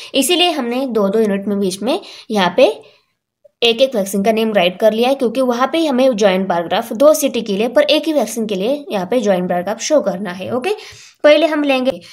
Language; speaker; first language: Hindi; non-native, local second language; Marathi